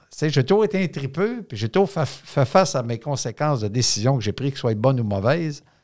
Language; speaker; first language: French; native; French